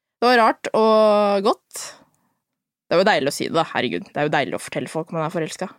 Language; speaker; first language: Norwegian; early bilingual, other home language; Filipino